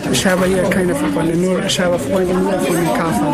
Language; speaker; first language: German; non-native, learner; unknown